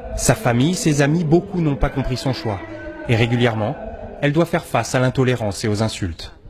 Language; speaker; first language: French; native; French